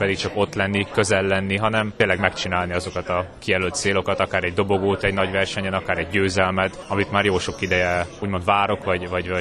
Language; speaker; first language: Hungarian; native; Hungarian